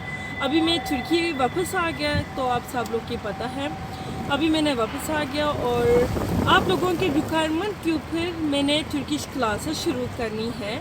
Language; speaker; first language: Hindi; non-native, fluent; Turkish